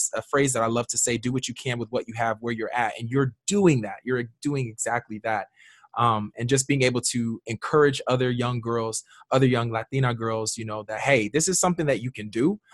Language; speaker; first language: English; native; English